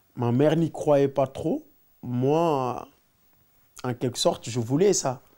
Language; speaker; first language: French; non-native, local second language; Wolof